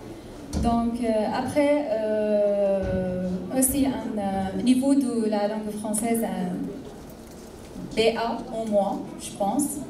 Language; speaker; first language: French; non-native, fluent; Arabic